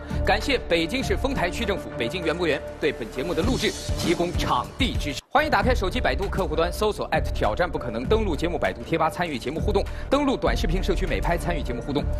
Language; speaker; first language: Chinese; native; Chinese